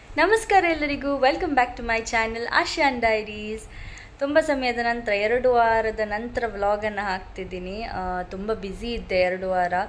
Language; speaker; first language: Kannada; non-native, local second language; Konkani